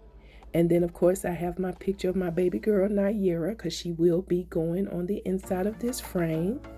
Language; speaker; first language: English; native; English